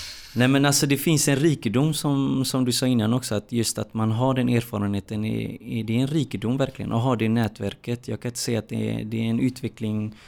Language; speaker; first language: Swedish; native; Swedish